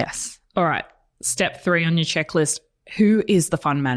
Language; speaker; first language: English; native; English